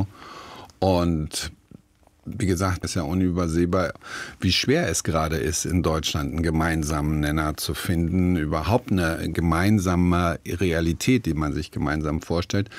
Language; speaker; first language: German; native; German